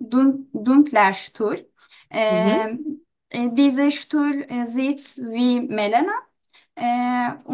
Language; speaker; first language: German; non-native, learner; Turkish